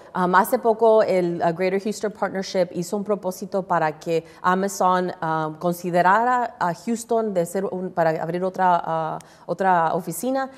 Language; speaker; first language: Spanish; early bilingual, heritage; Spanish